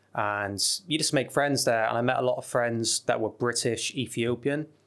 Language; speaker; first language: English; native; English